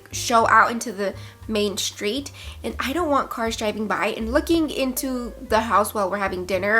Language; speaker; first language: English; native; English